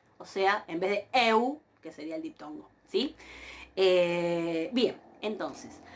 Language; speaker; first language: Spanish; native; Spanish